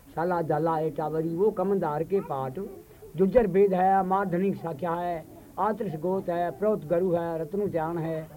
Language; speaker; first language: Hindi; non-native, local second language; Marwari